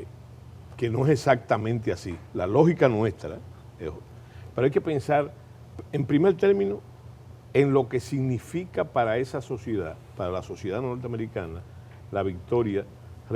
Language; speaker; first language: Spanish; native; Spanish